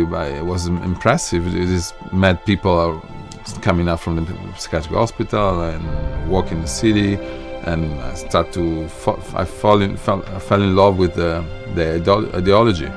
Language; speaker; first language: English; non-native, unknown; Italian